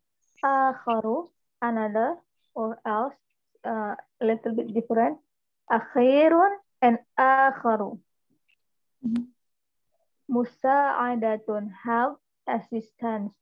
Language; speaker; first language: English; non-native, learner; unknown